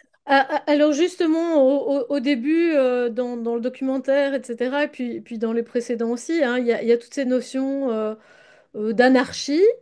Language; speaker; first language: French; native; French